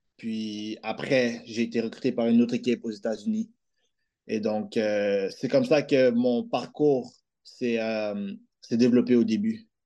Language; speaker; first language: French; native; French